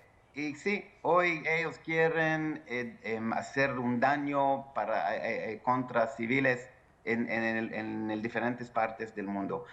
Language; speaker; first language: Spanish; non-native, fluent; Hebrew